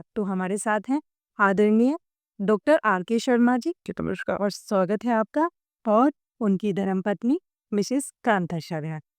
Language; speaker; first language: Hindi; native; Hindi